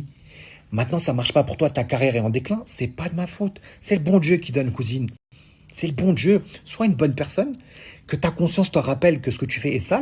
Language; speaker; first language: French; native; French